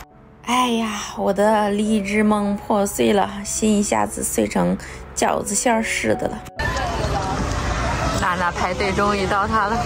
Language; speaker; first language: Chinese; native; Chinese